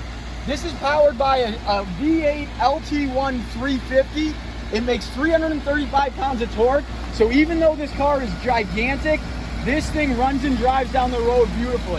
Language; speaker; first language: English; native; English